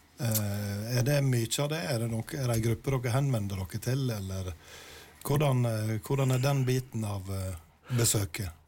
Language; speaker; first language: Norwegian; native; Norwegian